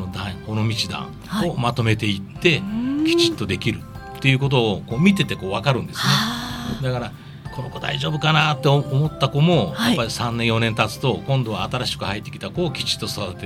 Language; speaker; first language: Japanese; native; Japanese